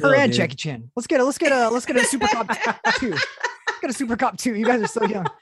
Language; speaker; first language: English; native; English